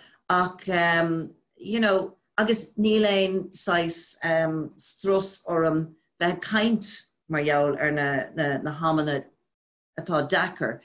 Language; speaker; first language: Irish; non-native, local second language; English